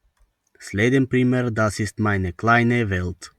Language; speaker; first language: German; non-native, fluent; Macedonian